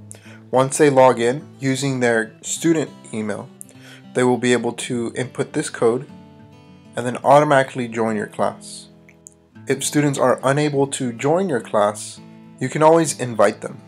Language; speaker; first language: English; native; English